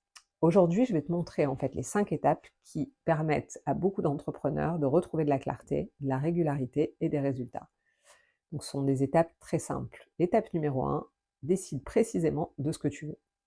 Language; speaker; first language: French; native; French